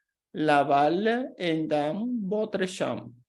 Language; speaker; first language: French; non-native, fluent; Portuguese